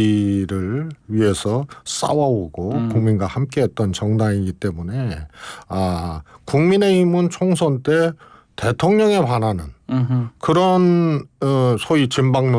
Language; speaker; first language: Korean; native; Korean